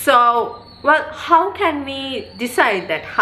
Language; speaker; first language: English; non-native, local second language; Sinhala